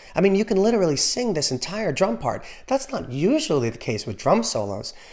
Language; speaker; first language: English; native; English